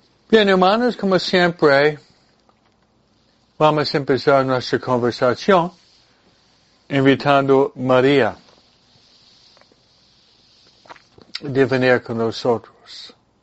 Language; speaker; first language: Spanish; non-native, learner; English